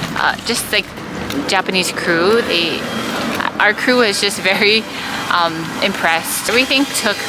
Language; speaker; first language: English; native; English